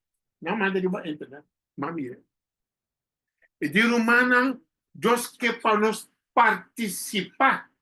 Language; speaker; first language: Portuguese; non-native, learner; Papiamento